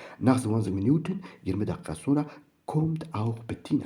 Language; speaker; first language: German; non-native, learner; Turkish